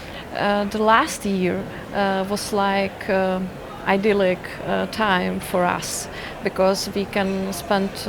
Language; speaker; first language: English; non-native, fluent; Czech